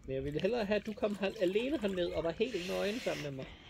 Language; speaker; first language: Danish; native; Danish